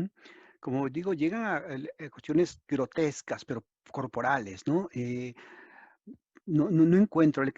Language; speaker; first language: Spanish; native; Spanish